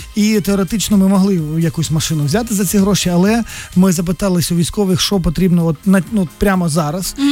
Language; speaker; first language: Ukrainian; native; Ukrainian